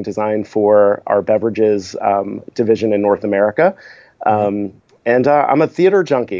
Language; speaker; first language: English; native; English